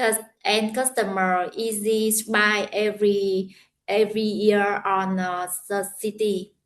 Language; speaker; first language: English; non-native, learner; Vietnamese